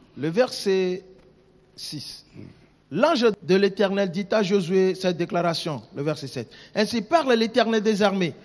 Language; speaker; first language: French; non-native, local second language; Ewe